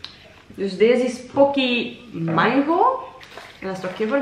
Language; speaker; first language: Dutch; native; Dutch